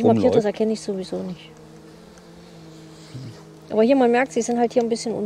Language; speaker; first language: German; native; German